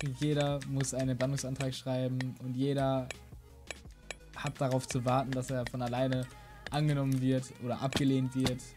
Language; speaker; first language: German; native; German